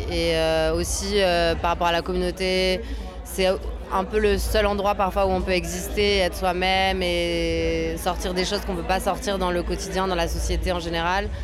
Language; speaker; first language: French; native; French